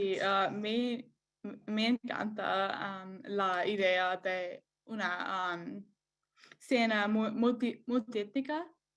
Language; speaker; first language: Spanish; non-native, learner; English